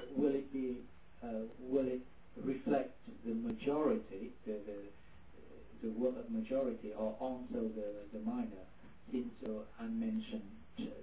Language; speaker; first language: English; non-native, fluent; Vietnamese